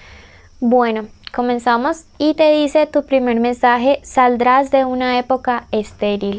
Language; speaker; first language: Spanish; native; Spanish